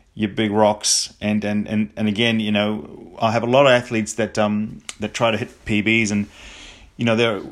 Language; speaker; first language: English; native; English